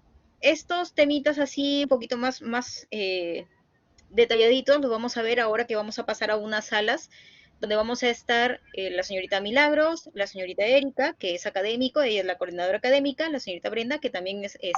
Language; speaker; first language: Spanish; native; Spanish